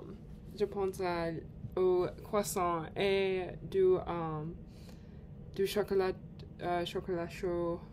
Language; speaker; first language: French; non-native, learner; English